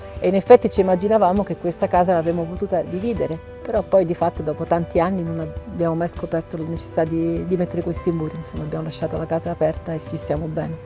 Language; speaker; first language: Italian; native; Italian